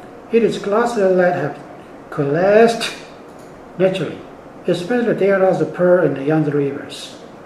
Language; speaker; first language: English; non-native, fluent; Chinese